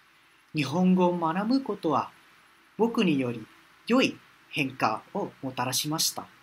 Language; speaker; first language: Japanese; non-native, fluent; Malay